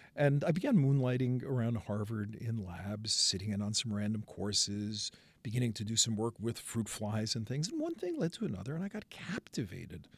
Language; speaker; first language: English; native; English